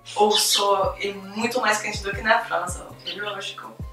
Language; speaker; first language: Portuguese; non-native, fluent; French